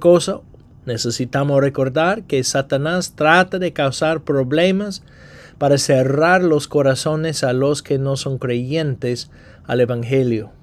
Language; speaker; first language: Spanish; non-native, fluent; English